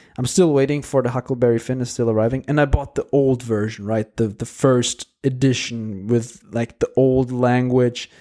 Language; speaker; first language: English; non-native, fluent; Portuguese